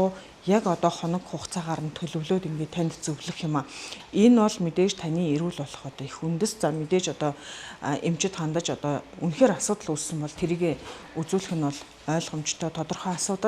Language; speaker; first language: Mongolian; native; Mongolian